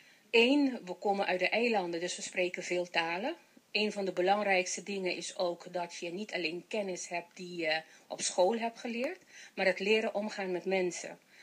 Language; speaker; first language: Dutch; non-native, local second language; Papiamento